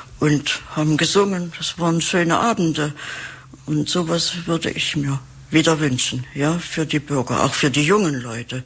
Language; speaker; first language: German; native; German